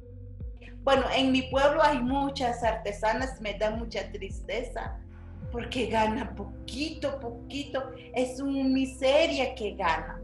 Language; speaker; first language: Spanish; non-native, local second language; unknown